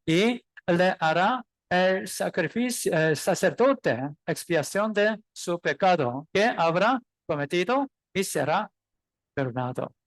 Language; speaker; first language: Spanish; non-native, learner; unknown